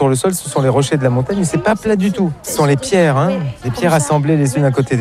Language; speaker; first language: French; native; French